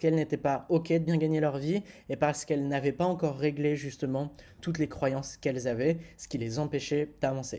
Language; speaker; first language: French; native; French